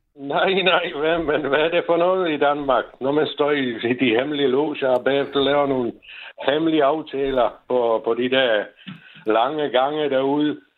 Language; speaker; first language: Danish; non-native, fluent; Czech